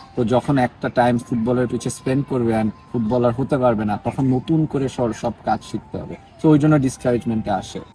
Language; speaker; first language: Bangla; early bilingual, heritage; Bangla